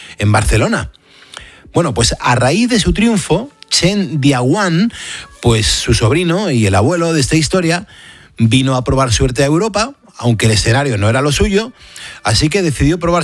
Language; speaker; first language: Spanish; native; Spanish